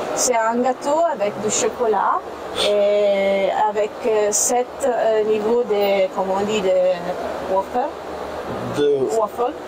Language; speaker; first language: French; non-native, fluent; Italian